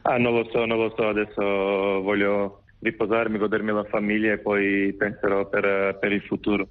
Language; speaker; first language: Italian; non-native, fluent; Macedonian